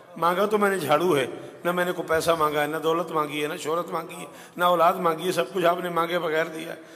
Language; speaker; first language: Urdu; non-native, local second language; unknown